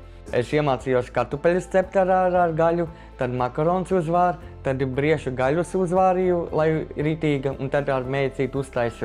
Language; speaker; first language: Latvian; non-native, local second language; Russian